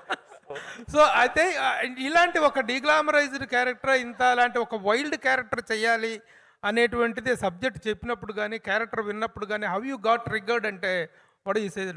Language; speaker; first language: Telugu; native; Telugu